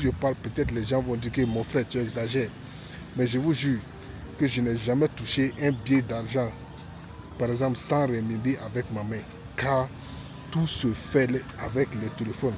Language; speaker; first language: French; non-native, local second language; Bambara